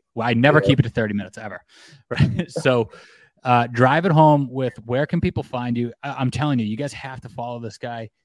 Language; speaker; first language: English; native; English